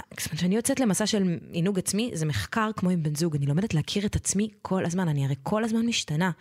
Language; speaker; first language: Hebrew; native; Hebrew